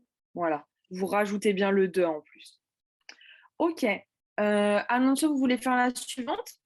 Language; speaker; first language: French; native; French